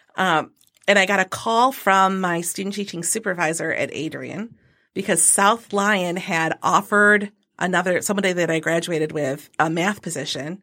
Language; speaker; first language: English; native; English